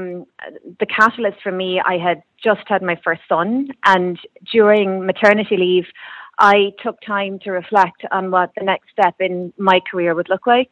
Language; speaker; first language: English; native; English